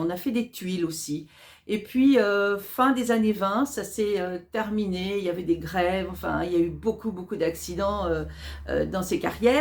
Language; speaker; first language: French; native; French